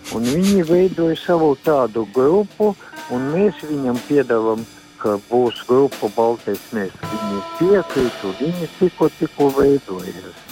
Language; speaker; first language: Latvian; non-native, local second language; Russian